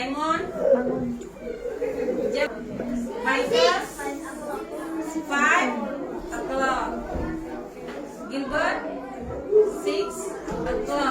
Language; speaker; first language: English; non-native, learner; Indonesian